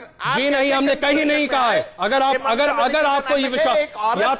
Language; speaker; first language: Hindi; native; Hindi